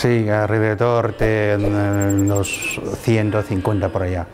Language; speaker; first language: Spanish; non-native, fluent; Chinese